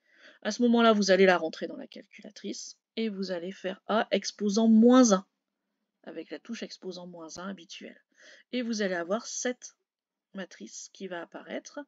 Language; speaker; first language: French; native; French